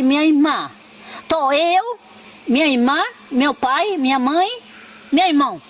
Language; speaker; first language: Portuguese; non-native, local second language; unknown